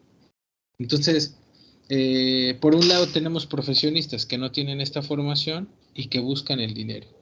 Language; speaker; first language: Spanish; native; Spanish